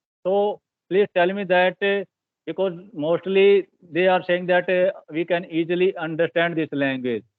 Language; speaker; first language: English; non-native, learner; Hindi